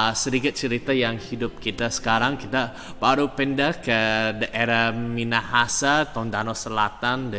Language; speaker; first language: Indonesian; non-native, fluent; English